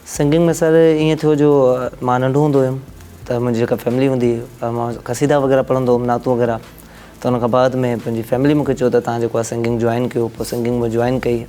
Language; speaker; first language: Sindhi; native; Sindhi